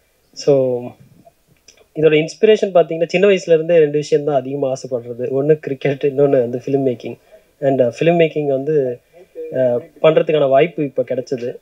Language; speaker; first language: Tamil; native; Tamil